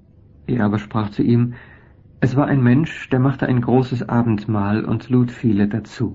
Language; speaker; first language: German; native; German